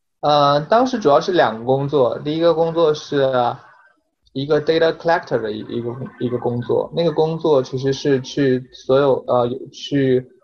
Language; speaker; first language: Chinese; native; Chinese